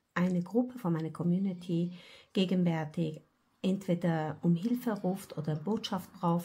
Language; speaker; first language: German; non-native, fluent; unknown